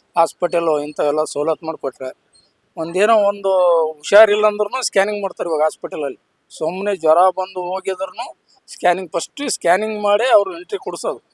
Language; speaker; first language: Kannada; native; Kannada